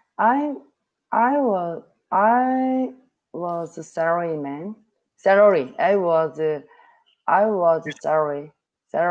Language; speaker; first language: English; non-native, learner; Korean